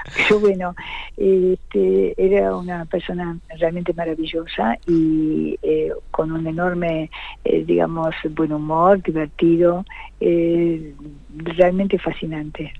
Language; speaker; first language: Spanish; native; Spanish